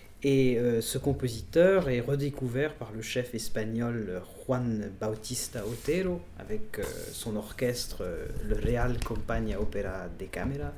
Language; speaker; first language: French; native; French